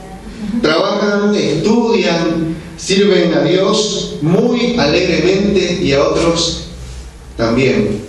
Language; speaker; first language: Spanish; non-native, fluent; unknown